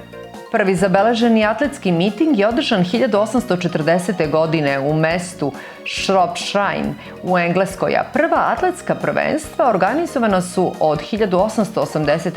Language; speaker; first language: Serbian; native; Serbian